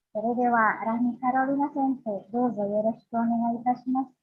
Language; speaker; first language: Japanese; non-native, fluent; Indonesian